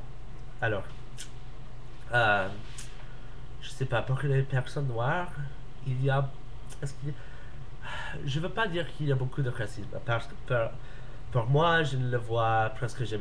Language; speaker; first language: French; non-native, learner; English